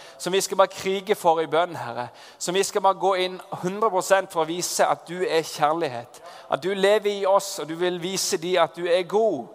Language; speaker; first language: Norwegian; native; Norwegian